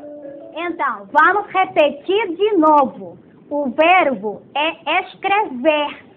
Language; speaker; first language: Portuguese; non-native, fluent; Spanish